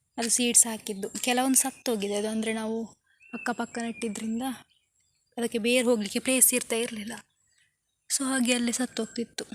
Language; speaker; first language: Kannada; non-native, local second language; Tulu